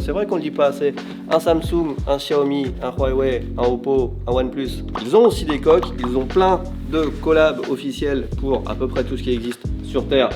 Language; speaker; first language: French; native; French